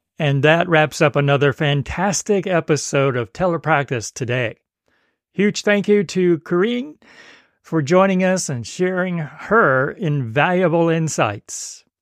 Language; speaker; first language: English; native; English